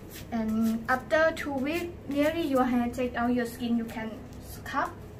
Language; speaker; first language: English; non-native, learner; Thai